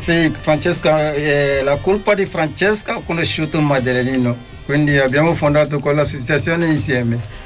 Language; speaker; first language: Italian; non-native, learner; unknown